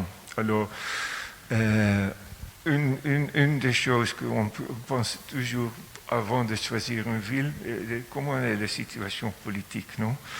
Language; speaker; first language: French; non-native, fluent; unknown